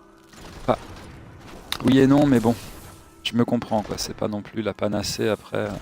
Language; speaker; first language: French; native; French